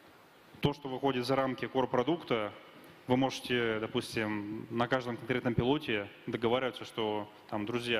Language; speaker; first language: Russian; native; Russian